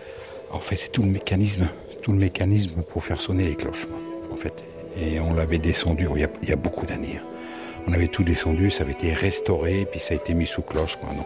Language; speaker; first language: French; native; French